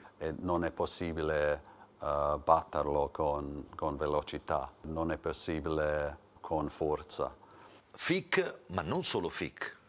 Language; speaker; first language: Italian; non-native, learner; English